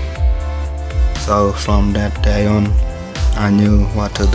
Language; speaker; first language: English; native; English